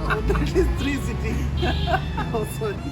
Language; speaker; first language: English; non-native, learner; Hindi